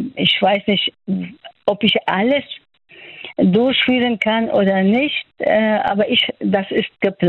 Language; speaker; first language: German; non-native, fluent; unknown